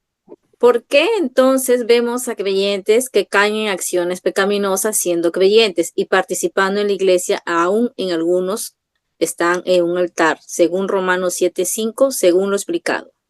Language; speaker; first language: Spanish; native; Spanish